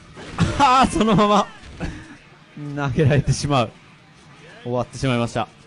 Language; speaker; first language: Japanese; native; Japanese